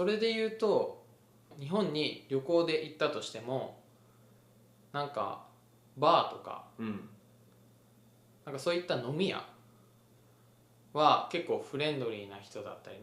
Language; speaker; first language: Japanese; native; Japanese